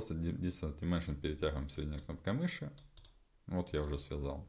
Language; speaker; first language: Russian; native; Russian